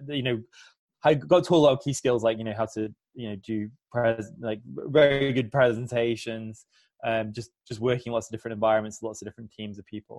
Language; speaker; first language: English; native; English